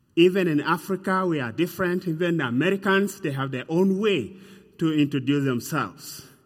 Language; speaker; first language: English; non-native, fluent; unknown